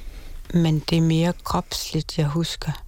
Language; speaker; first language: Danish; non-native, local second language; Kalaallisut